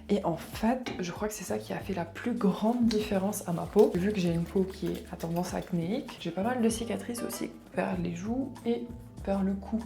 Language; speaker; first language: French; native; French